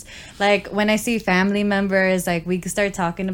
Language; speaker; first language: English; native; English